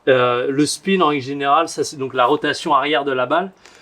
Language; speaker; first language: French; native; French